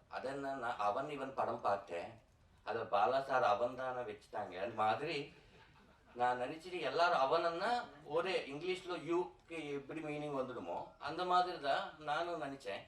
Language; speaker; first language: Tamil; non-native, learner; Telugu